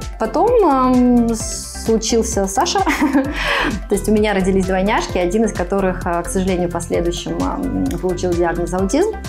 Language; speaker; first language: Russian; native; Russian